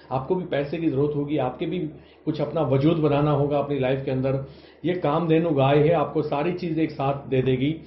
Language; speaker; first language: Hindi; non-native, local second language; Gujarati